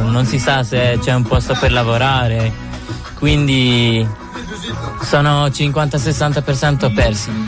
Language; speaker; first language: Italian; non-native, fluent; Arabic